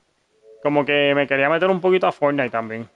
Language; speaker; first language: Spanish; early bilingual, heritage; Spanish